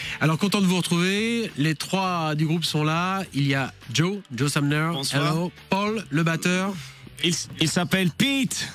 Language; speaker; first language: French; native; French